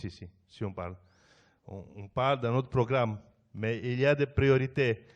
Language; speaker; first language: French; non-native, fluent; Greek